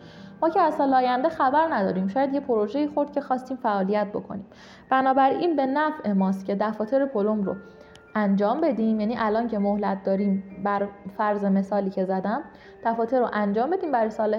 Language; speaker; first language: Persian; native; Persian